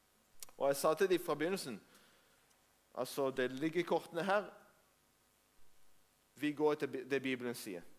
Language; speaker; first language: Norwegian; non-native, fluent; Hebrew